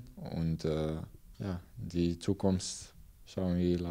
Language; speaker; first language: German; non-native, learner; Dutch